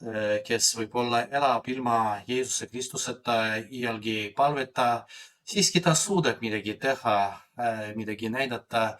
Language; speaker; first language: Estonian; non-native, fluent; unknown